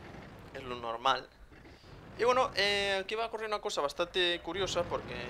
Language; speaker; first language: Spanish; native; Spanish